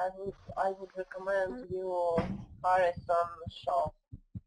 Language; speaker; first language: English; non-native, learner; Russian